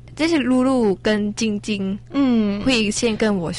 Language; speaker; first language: Chinese; non-native, learner; Thai